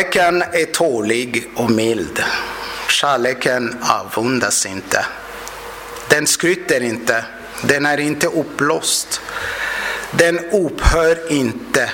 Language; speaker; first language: Swedish; non-native, fluent; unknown